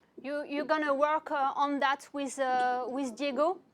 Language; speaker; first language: English; non-native, fluent; French